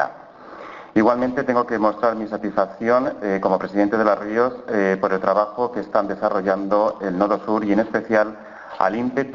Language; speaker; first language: Spanish; native; Spanish